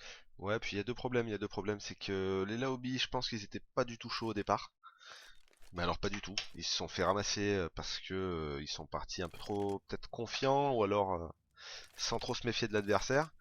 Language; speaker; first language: French; native; French